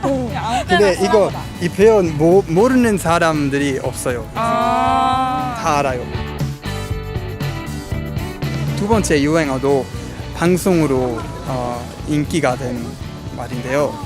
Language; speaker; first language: Korean; non-native, fluent; Luxembourgish